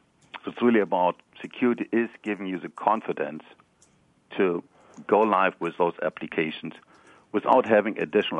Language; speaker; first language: English; non-native, fluent; German